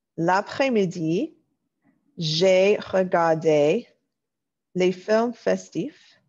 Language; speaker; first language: French; non-native, fluent; English